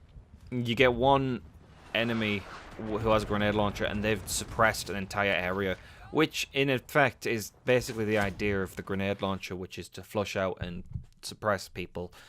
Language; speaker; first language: English; native; English